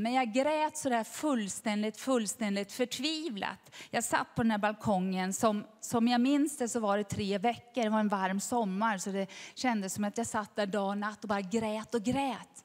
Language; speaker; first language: Swedish; native; Swedish